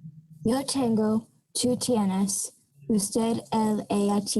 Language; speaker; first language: Spanish; non-native, learner; English